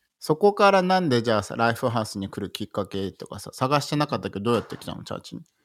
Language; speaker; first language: Japanese; native; Japanese